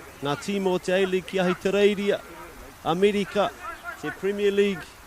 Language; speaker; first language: Māori; non-native, local second language; English